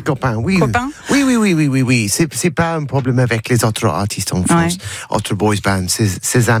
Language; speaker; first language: French; non-native, learner; English